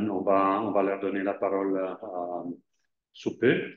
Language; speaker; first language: French; non-native, fluent; Italian